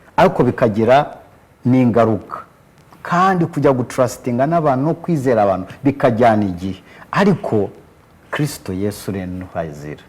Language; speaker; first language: Kinyarwanda; early bilingual, heritage; Kinyarwanda